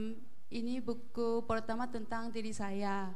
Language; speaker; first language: Indonesian; non-native, learner; Korean